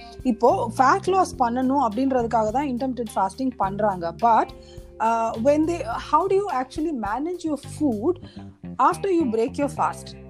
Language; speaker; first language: English; non-native, local second language; Tamil